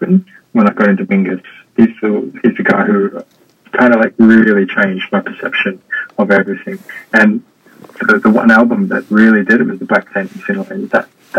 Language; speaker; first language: English; native; English